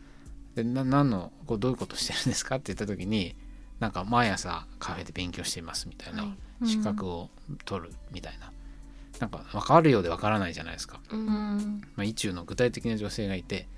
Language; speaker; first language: Japanese; native; Japanese